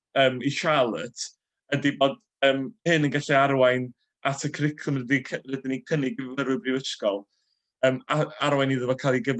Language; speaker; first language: Welsh; native; Welsh